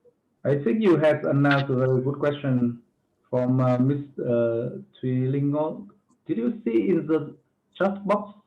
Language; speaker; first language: English; non-native, fluent; Vietnamese